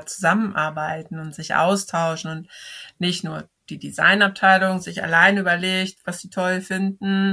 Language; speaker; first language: German; native; German